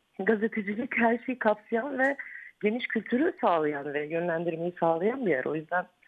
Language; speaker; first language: Turkish; native; Turkish